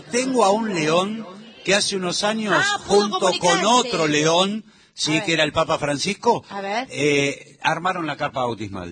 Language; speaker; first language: Spanish; native; Spanish